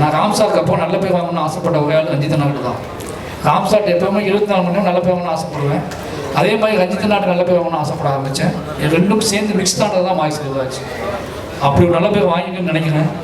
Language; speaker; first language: Tamil; native; Tamil